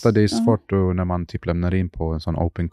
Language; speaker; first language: Swedish; non-native, fluent; Arabic